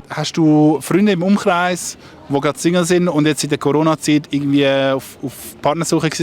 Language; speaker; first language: German; native; German